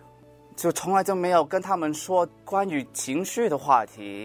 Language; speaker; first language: Chinese; early bilingual, heritage; Cantonese